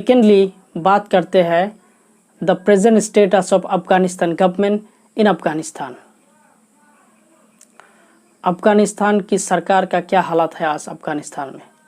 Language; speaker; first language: Hindi; non-native, local second language; Assamese